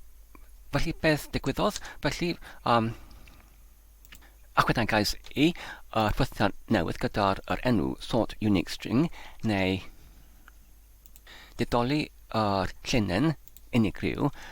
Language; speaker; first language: Welsh; non-native, learner; English